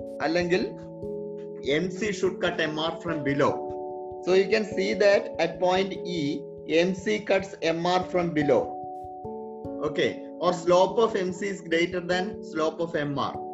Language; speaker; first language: English; non-native, local second language; Malayalam